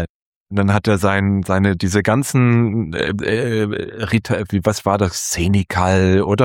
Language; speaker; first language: German; native; German